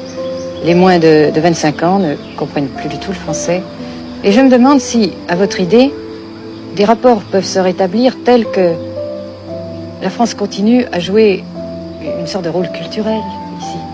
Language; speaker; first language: French; native; French